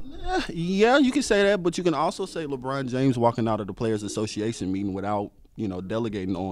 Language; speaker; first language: English; native; English